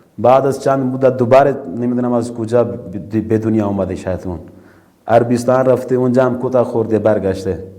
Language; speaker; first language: Persian; non-native, fluent; Urdu